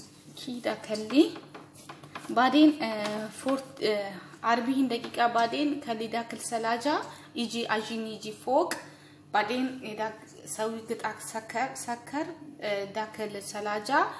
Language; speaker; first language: Arabic; non-native, learner; Amharic